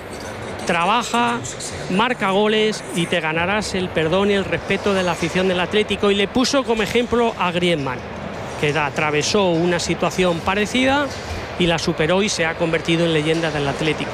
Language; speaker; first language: Spanish; native; Spanish